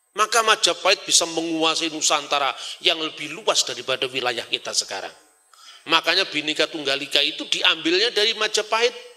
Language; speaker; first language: Indonesian; non-native, local second language; Javanese